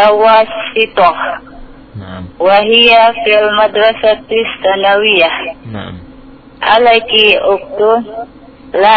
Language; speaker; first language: Arabic; non-native, learner; Indonesian